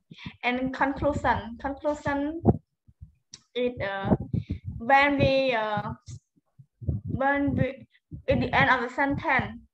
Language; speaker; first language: English; non-native, learner; Khmer